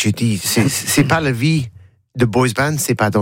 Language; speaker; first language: French; non-native, learner; English